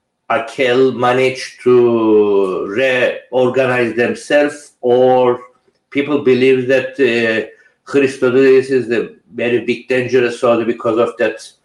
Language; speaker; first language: English; non-native, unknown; Turkish